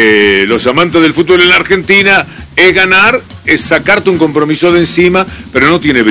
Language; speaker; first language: Spanish; native; Spanish